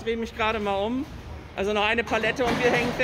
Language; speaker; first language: German; native; German